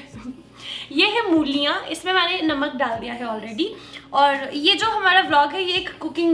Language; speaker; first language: Hindi; native; Hindi